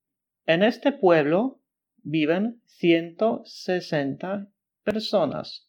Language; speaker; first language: Spanish; non-native, fluent; Polish